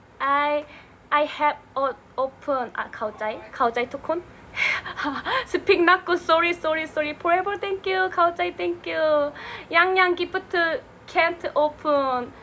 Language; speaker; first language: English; non-native, learner; Korean